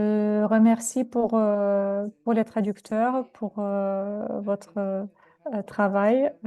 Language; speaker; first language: French; non-native, fluent; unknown